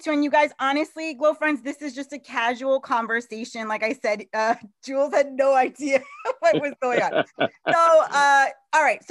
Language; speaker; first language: English; native; English